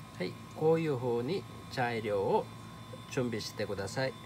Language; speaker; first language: Japanese; non-native, fluent; Korean